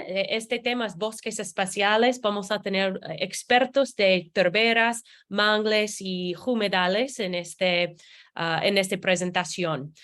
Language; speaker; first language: Spanish; non-native, fluent; English